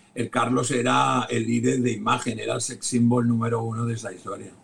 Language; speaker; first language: Spanish; native; Spanish